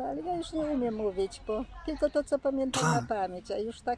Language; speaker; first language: Polish; early bilingual, heritage; Polish